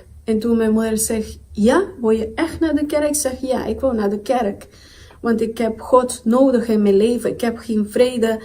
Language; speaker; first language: Dutch; non-native, local second language; Papiamento